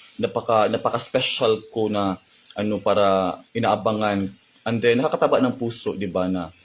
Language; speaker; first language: Filipino; non-native, local second language; Cebuano